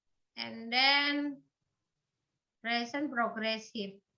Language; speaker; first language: English; non-native, learner; Indonesian